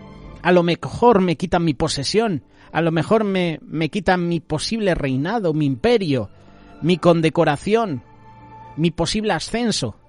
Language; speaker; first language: Spanish; native; Spanish